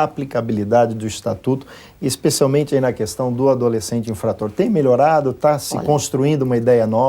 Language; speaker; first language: Portuguese; native; Portuguese